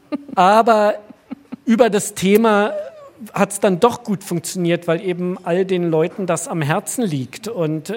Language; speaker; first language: German; native; German